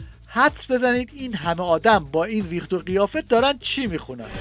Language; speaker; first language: Persian; native; Persian